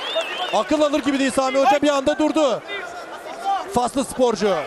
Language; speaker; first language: Turkish; native; Turkish